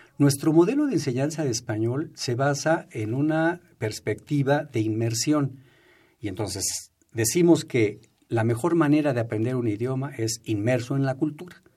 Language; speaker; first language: Spanish; native; Spanish